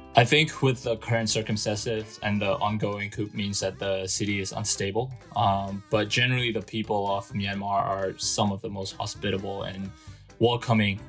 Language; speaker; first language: English; non-native, fluent; Burmese